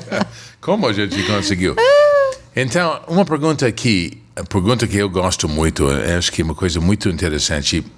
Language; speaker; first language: Portuguese; non-native, fluent; English